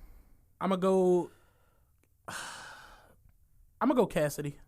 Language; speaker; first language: English; native; English